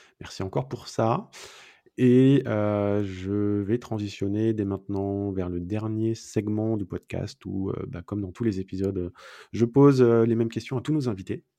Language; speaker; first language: French; native; French